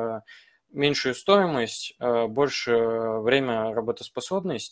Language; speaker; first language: Russian; native; Russian